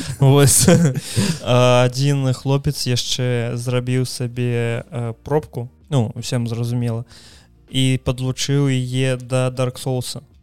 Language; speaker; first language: Belarusian; non-native, local second language; Russian